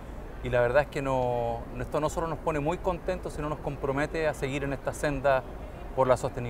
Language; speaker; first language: Spanish; native; Spanish